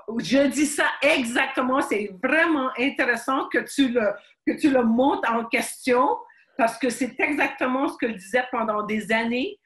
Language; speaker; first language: French; early bilingual, other home language; Ukrainian